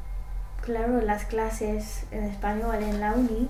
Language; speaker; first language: Spanish; non-native, learner; English